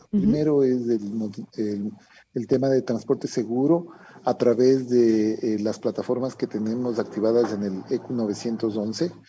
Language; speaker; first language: Spanish; native; Spanish